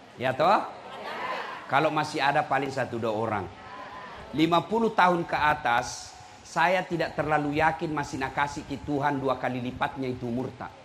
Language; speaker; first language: Indonesian; non-native, local second language; Buginese